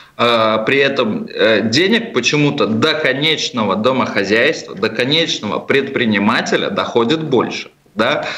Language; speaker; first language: Russian; native; Russian